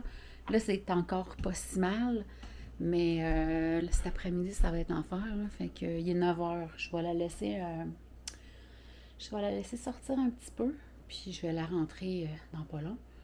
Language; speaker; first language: French; native; French